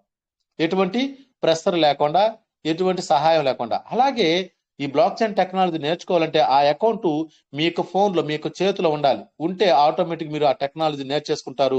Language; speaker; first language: Telugu; native; Telugu